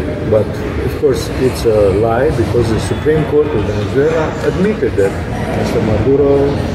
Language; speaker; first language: English; non-native, fluent; Romanian